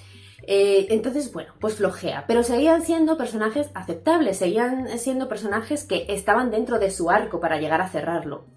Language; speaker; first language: Spanish; native; Spanish